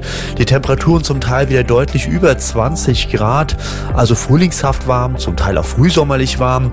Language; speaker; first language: German; native; German